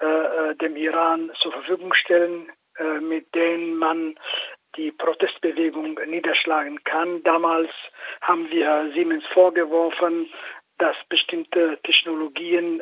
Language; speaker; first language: German; non-native, fluent; Kurdish